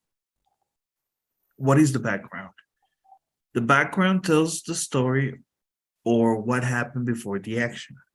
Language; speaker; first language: English; non-native, fluent; Spanish